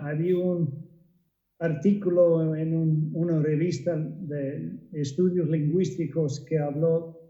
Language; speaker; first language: Spanish; non-native, fluent; English